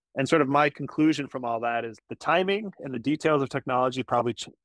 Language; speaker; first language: English; native; English